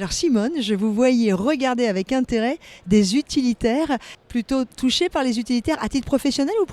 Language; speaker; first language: French; native; French